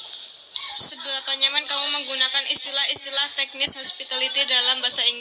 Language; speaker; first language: Indonesian; native; Indonesian